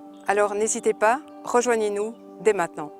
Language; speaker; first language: French; native; French